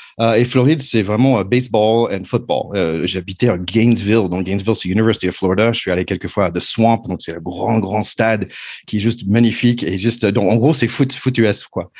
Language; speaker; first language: French; non-native, fluent; English